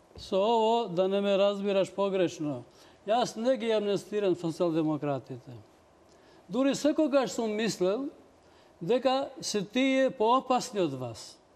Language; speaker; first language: Macedonian; non-native, local second language; Albanian